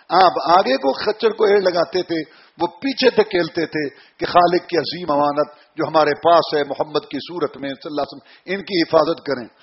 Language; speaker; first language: Urdu; non-native, local second language; Punjabi